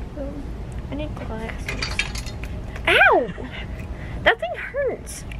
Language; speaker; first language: English; native; English